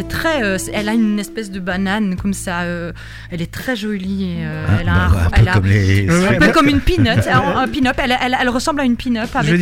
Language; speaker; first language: French; native; French